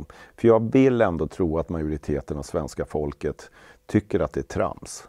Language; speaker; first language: Swedish; native; Swedish